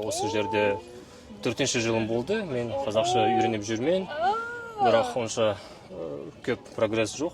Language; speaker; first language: Kazakh; non-native, learner; Yakut